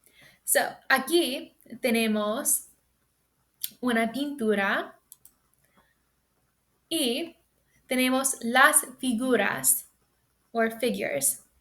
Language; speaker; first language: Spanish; non-native, fluent; English